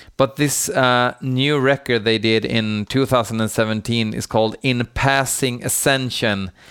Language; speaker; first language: English; non-native, fluent; Swedish